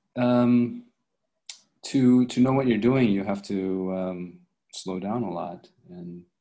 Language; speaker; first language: English; native; English